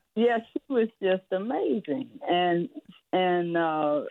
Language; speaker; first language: English; native; English